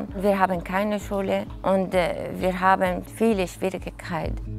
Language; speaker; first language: German; non-native, learner; Kurdish